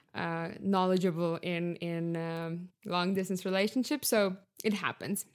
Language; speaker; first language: English; non-native, fluent; Lithuanian